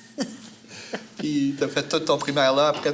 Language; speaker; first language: French; native; French